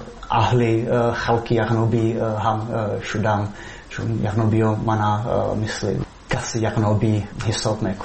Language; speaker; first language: Persian; non-native, fluent; Czech